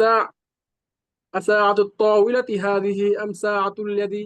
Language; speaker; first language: Arabic; non-native, fluent; Bangla